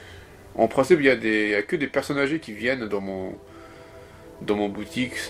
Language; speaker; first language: French; non-native, fluent; Japanese